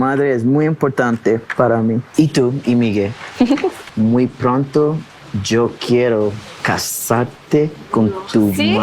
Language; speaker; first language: Spanish; non-native, learner; English